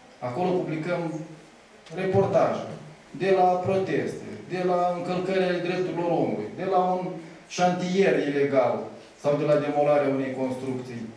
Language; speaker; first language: Romanian; native; Romanian